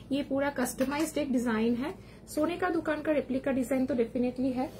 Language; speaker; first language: Hindi; non-native, local second language; Bangla